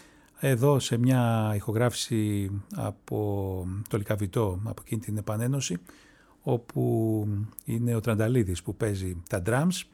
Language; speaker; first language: Greek; native; Greek